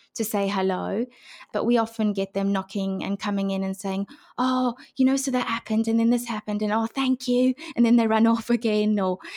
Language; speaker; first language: English; native; English